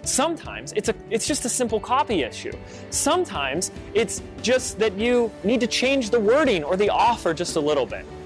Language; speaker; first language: English; native; English